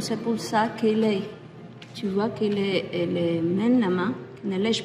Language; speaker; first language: French; non-native, learner; Spanish